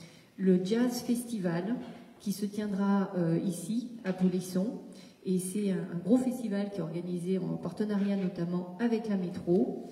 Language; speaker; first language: French; native; French